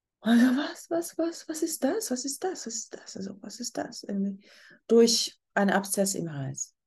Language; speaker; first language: German; non-native, fluent; Hungarian